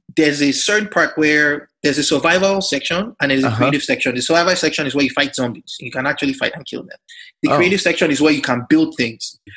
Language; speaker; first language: English; non-native, local second language; Yoruba